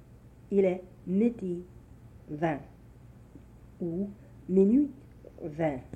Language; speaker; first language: French; non-native, learner; English